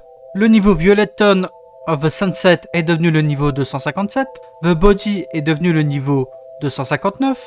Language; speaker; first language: French; native; French